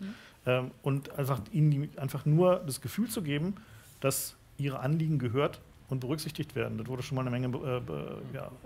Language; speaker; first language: German; native; German